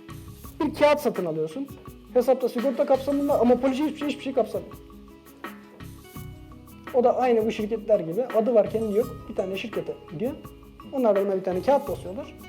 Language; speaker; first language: Turkish; native; Turkish